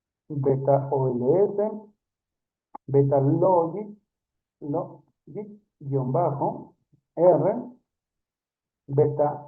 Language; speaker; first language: Spanish; native; Spanish